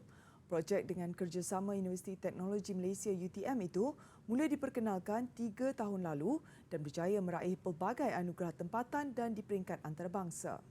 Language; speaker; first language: Malay; native; Malay